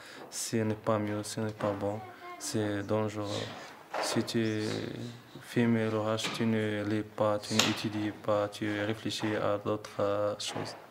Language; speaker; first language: French; non-native, learner; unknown